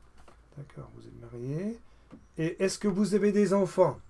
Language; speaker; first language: French; non-native, fluent; English